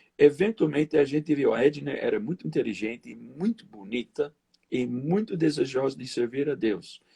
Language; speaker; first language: Portuguese; non-native, fluent; English